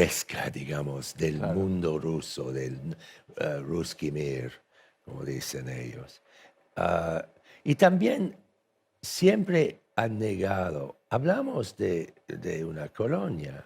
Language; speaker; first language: Spanish; non-native, fluent; English